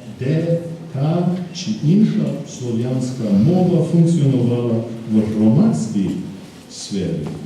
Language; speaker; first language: Ukrainian; non-native, fluent; English